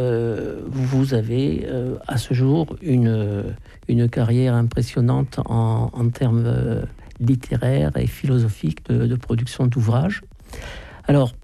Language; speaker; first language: French; native; French